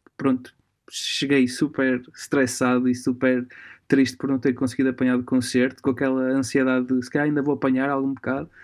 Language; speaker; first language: Portuguese; early bilingual, other home language; Romanian